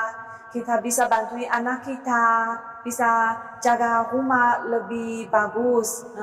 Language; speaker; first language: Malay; non-native, learner; Chinese